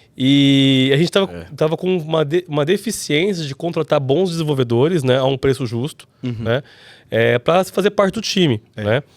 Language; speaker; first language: Portuguese; native; Portuguese